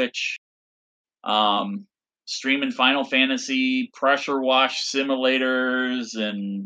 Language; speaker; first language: English; native; English